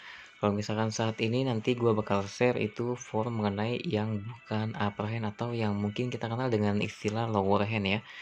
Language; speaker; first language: Indonesian; native; Indonesian